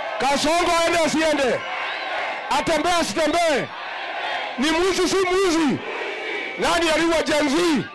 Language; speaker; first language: Swahili; non-native, local second language; Kikuyu